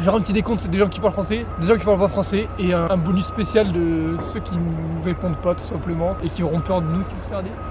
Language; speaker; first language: French; native; French